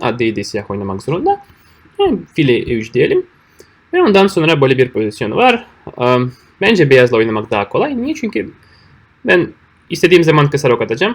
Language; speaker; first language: Turkish; non-native, fluent; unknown